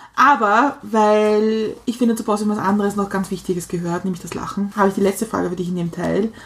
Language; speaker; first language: German; native; German